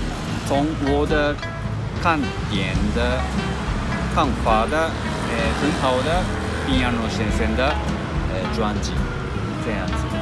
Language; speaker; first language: Chinese; non-native, learner; Japanese